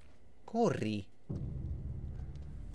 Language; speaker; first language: Italian; native; Italian